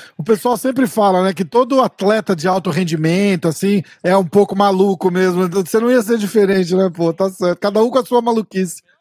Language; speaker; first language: Portuguese; native; Portuguese